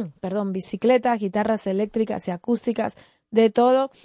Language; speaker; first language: Spanish; native; Spanish